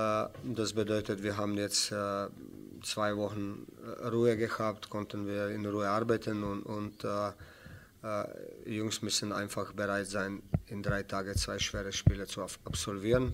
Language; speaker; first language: German; non-native, fluent; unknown